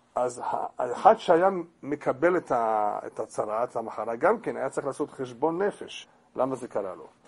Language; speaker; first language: Hebrew; non-native, fluent; English